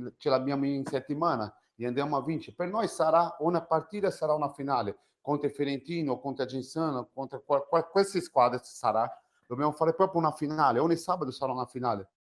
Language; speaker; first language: Italian; non-native, fluent; Portuguese